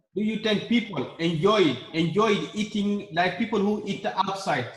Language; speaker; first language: English; non-native, learner; Arabic